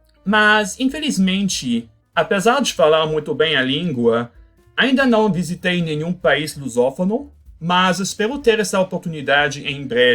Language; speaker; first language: Portuguese; non-native, fluent; French